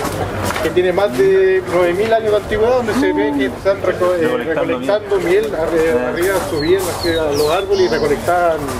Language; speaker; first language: Spanish; native; Spanish